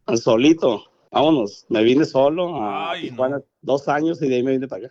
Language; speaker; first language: Spanish; native; Spanish